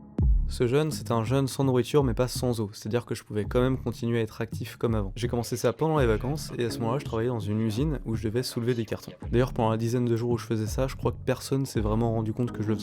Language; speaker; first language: French; native; French